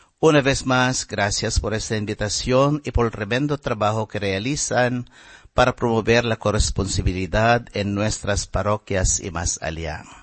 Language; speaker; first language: Spanish; non-native, fluent; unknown